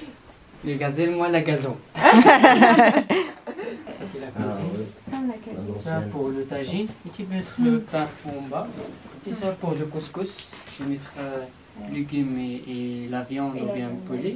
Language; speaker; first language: French; non-native, learner; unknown